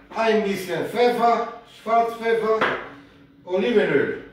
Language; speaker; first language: German; non-native, learner; Italian